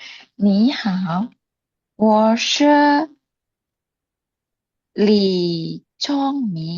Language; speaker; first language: Chinese; non-native, learner; Indonesian